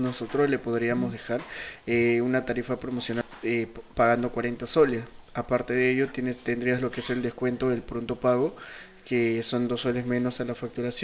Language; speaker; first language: Spanish; native; Spanish